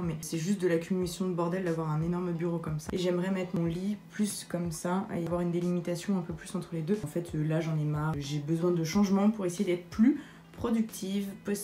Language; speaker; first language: French; native; French